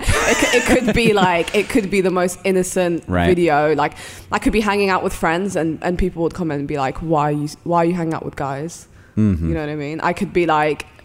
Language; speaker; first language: English; early bilingual, other home language; Arabic